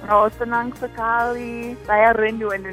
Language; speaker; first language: Indonesian; non-native, fluent; English